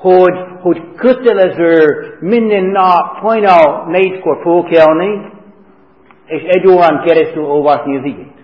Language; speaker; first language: Hungarian; non-native, fluent; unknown